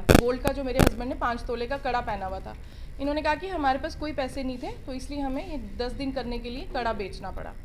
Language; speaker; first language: Hindi; non-native, local second language; Punjabi